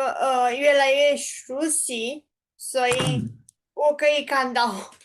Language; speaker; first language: Chinese; non-native, learner; Romanian